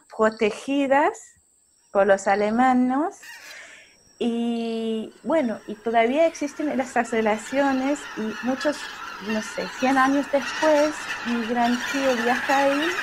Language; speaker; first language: Spanish; non-native, fluent; German